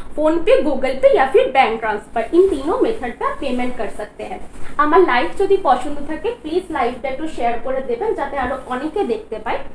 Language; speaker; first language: Hindi; non-native, local second language; Bangla